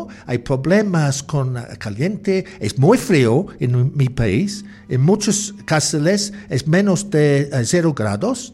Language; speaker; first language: Spanish; non-native, learner; English